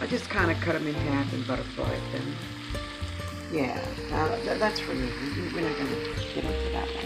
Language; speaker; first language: English; native; English